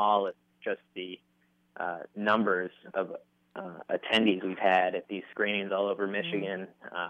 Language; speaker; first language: English; native; English